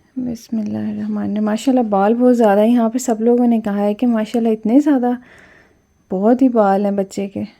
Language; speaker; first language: Urdu; non-native, local second language; Punjabi